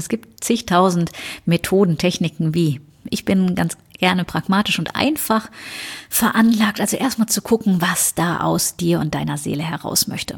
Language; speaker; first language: German; native; German